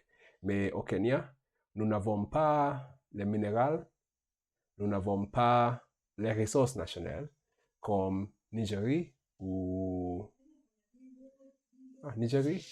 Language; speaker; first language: French; non-native, learner; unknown